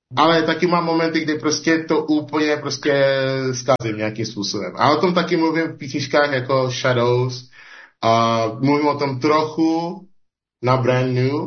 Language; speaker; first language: Czech; early bilingual, heritage; Czech